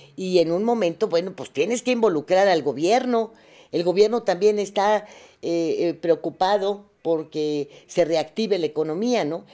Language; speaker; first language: Spanish; native; Spanish